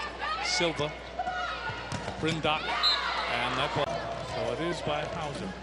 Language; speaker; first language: English; native; English